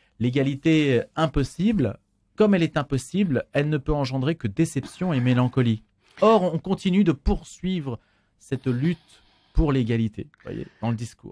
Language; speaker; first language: French; native; French